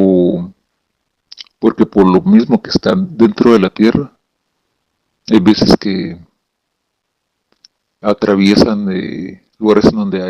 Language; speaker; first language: Spanish; native; Spanish